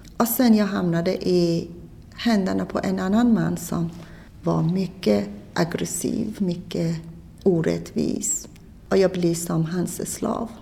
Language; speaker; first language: Swedish; non-native, fluent; Persian